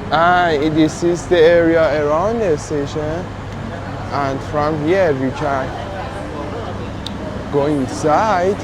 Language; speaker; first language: English; non-native, fluent; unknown